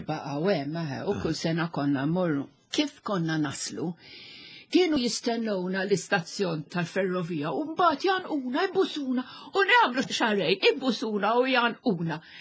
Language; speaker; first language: Maltese; non-native, local second language; English